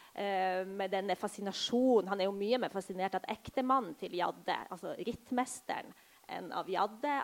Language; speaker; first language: Norwegian; early bilingual, other home language; Polish